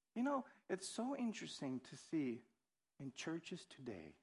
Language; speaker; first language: English; non-native, fluent; Romanian